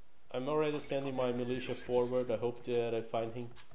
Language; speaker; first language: English; non-native, fluent; Portuguese